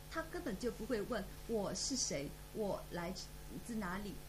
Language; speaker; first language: Chinese; native; Chinese